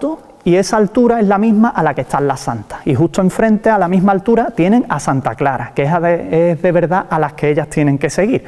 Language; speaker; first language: Spanish; native; Spanish